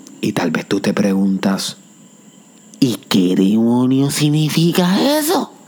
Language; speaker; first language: Spanish; native; Spanish